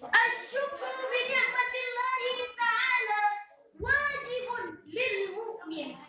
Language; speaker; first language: Arabic; non-native, learner; Indonesian